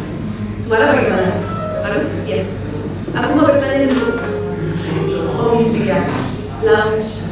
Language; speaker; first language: Indonesian; non-native, fluent; Spanish